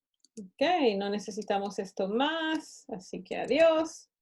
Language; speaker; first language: Spanish; non-native, fluent; English